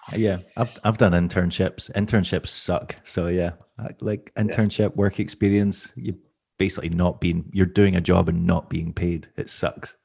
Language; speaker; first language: English; native; English